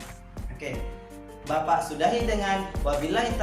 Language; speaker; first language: Indonesian; native; Indonesian